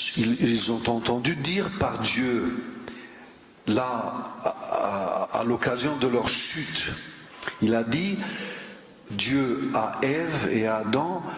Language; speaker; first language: French; non-native, fluent; Romanian